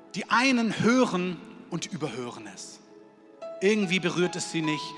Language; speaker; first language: German; native; German